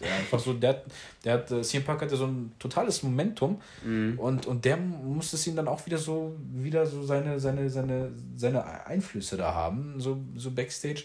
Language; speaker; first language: German; native; German